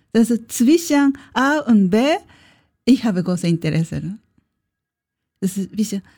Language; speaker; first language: German; non-native, learner; Japanese